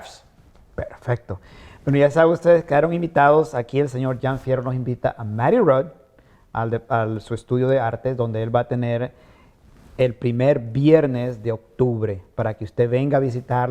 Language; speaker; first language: Spanish; native; Spanish